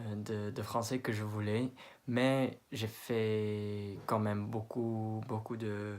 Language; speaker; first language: French; non-native, fluent; English